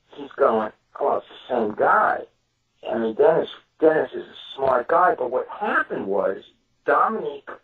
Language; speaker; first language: English; native; English